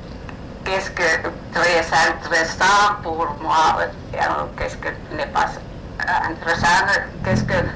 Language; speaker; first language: French; non-native, learner; Finnish